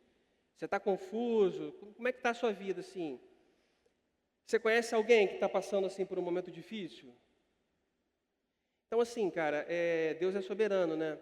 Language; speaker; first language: Portuguese; native; Portuguese